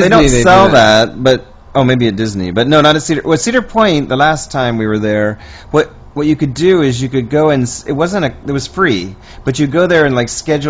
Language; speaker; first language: English; native; English